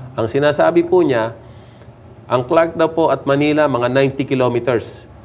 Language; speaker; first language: Filipino; non-native, local second language; Pampanga